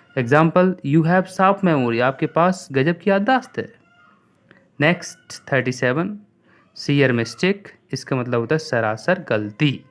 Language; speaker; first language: Hindi; native; Hindi